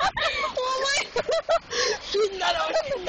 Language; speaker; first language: Japanese; non-native, learner; English